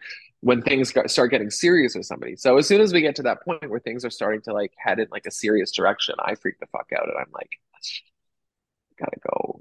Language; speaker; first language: English; native; English